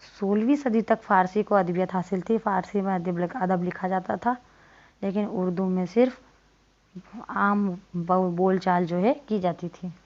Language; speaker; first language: Urdu; native; Urdu